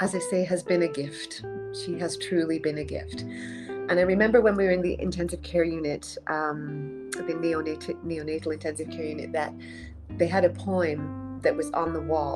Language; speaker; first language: English; native; English